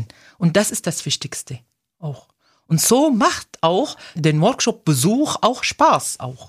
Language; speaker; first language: German; non-native, fluent; Arabic